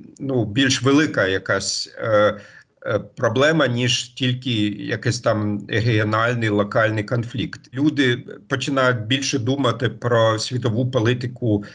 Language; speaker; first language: Ukrainian; non-native, fluent; German